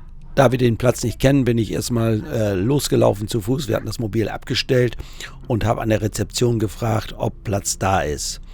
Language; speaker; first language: German; native; German